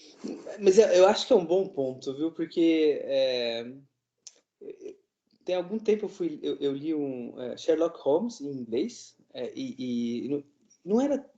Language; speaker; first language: Portuguese; non-native, fluent; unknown